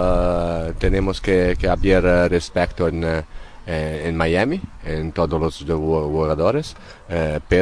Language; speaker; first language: Spanish; non-native, learner; Italian